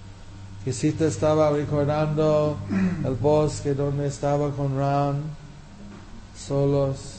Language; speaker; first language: Spanish; non-native, fluent; English